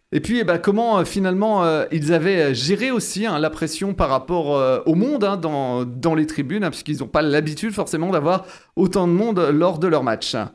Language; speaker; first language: French; native; French